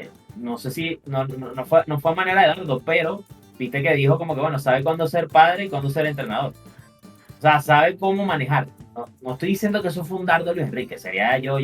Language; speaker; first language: Spanish; native; Spanish